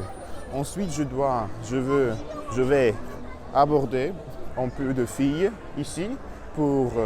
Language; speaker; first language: French; non-native, learner; Russian